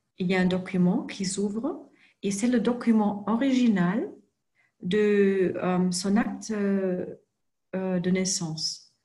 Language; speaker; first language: French; non-native, fluent; German